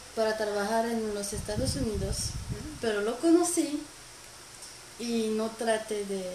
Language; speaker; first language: Spanish; non-native, fluent; French